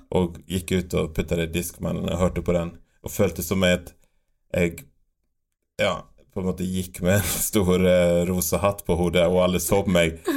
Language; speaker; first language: Norwegian; native; Norwegian